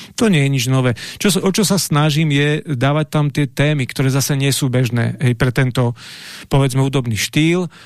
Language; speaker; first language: Slovak; native; Slovak